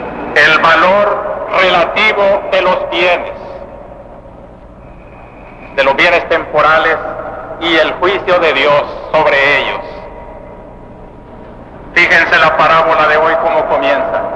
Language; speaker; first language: Spanish; native; Spanish